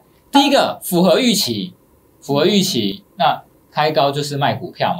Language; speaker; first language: Chinese; native; Chinese